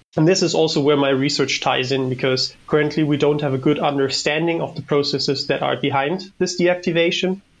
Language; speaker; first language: English; non-native, fluent; German